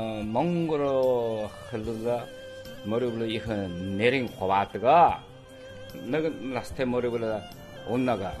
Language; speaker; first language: Mongolian; non-native, local second language; Chinese